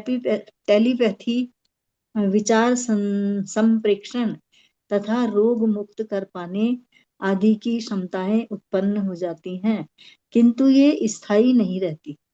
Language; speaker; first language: Hindi; native; Hindi